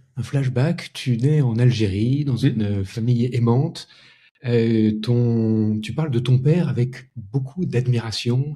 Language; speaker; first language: French; native; French